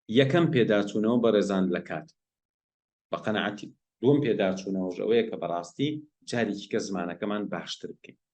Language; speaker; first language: Central Kurdish; non-native, local second language; Gurani